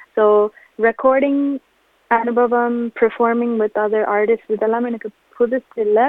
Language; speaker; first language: Tamil; early bilingual, heritage; Tamil